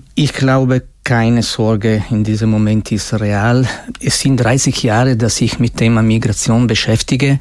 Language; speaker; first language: German; non-native, fluent; Italian